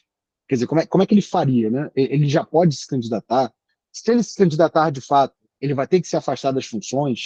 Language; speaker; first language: Portuguese; native; Portuguese